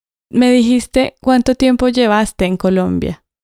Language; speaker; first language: Spanish; native; Spanish